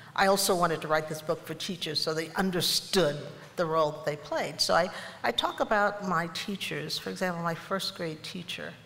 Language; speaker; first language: English; native; English